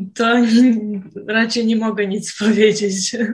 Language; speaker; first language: Polish; non-native, fluent; Uzbek